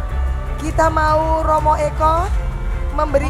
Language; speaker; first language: Indonesian; native; Indonesian